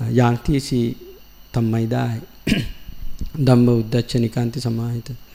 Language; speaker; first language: Thai; non-native, learner; Sinhala